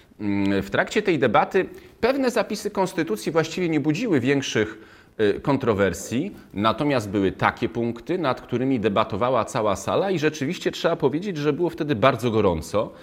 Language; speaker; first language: Polish; native; Polish